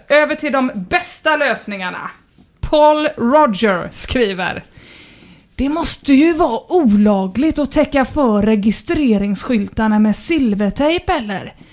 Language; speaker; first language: Swedish; native; Swedish